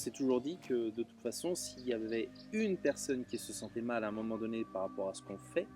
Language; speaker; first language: French; native; French